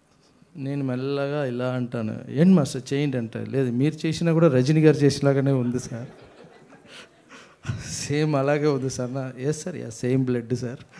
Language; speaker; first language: Telugu; non-native, fluent; Tamil